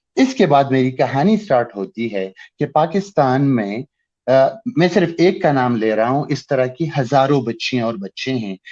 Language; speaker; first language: Urdu; non-native, local second language; Pashto